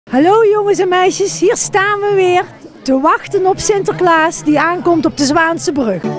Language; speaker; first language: Dutch; native; Dutch